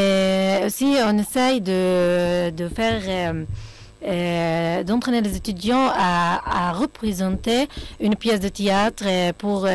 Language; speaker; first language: French; non-native, fluent; Arabic